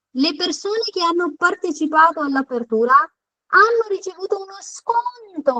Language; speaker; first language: Italian; non-native, fluent; Hindi